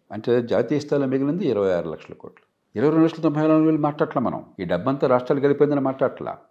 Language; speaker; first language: Telugu; native; Telugu